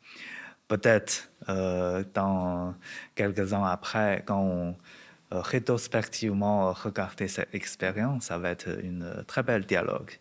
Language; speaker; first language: French; non-native, learner; Chinese